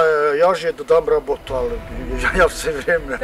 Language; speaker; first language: Russian; non-native, local second language; Azerbaijani